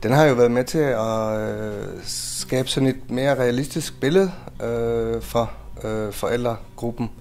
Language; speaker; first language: Danish; early bilingual, other home language; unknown